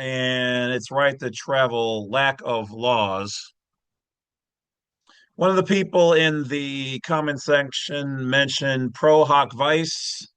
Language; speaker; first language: English; native; English